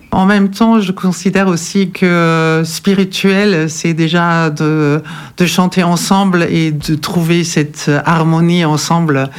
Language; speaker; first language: French; non-native, fluent; German